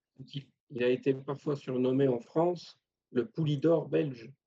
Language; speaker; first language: French; native; French